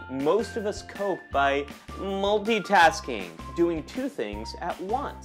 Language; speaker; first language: English; native; English